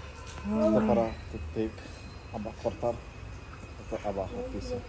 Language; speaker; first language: Spanish; non-native, learner; Malayalam